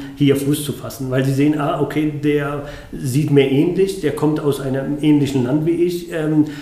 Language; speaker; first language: German; non-native, fluent; Arabic